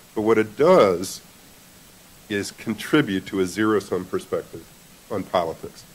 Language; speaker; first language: English; native; English